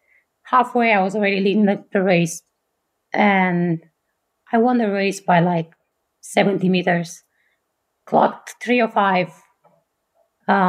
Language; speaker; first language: English; non-native, fluent; Romanian